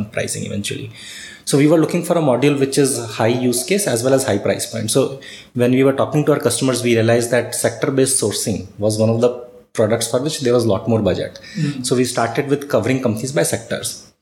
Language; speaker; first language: English; non-native, local second language; Marwari